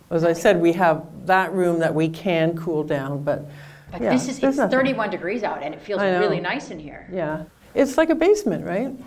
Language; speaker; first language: English; native; English